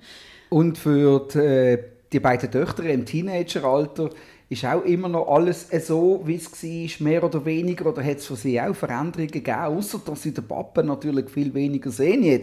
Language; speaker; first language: German; native; German